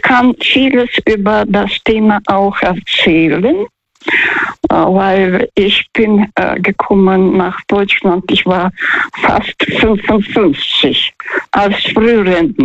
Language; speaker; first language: German; non-native, fluent; Russian